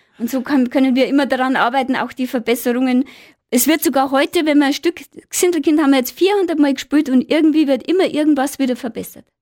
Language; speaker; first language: German; native; German